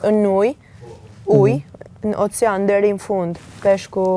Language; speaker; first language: Albanian; early bilingual, heritage; Albanian